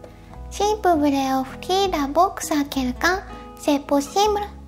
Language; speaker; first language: French; non-native, fluent; Japanese